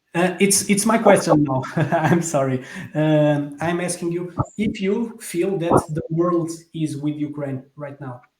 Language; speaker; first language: English; non-native, fluent; Portuguese